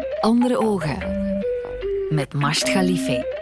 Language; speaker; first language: Dutch; non-native, fluent; Arabic